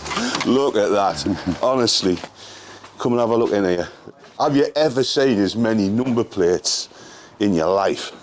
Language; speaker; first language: English; native; English